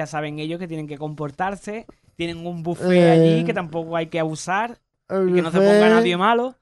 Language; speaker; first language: Spanish; native; Spanish